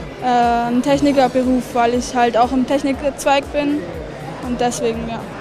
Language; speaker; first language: German; native; German